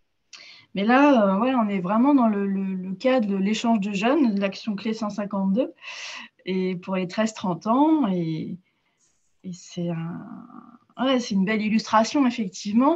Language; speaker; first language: French; native; French